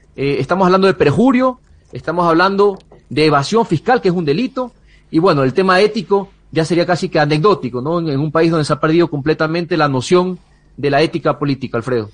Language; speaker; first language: Spanish; native; Spanish